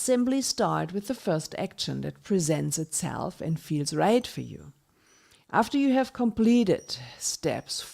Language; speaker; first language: English; non-native, fluent; German